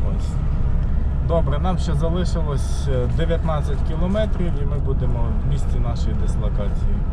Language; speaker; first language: Ukrainian; non-native, local second language; Russian